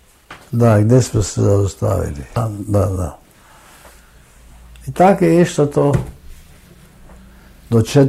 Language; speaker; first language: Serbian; non-native, fluent; German